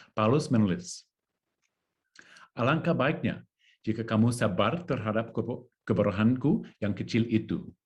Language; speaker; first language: Indonesian; non-native, learner; English